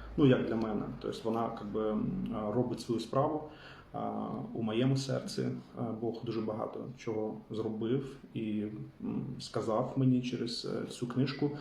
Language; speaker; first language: Ukrainian; non-native, local second language; Russian